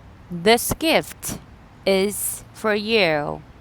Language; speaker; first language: English; non-native, fluent; Korean